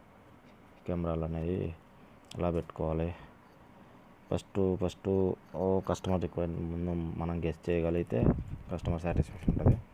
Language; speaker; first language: Telugu; native; Telugu